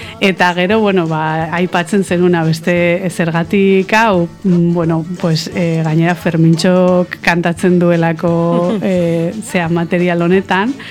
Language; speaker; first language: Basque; non-native, local second language; Spanish